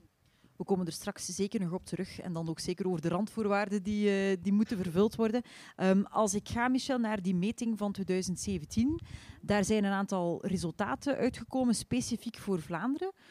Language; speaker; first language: Dutch; native; Dutch